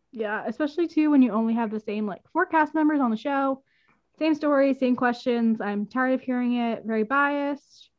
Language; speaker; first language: English; native; English